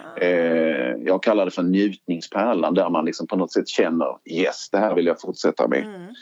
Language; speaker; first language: Swedish; native; Swedish